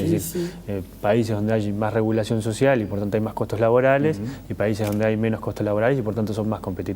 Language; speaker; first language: Spanish; native; Spanish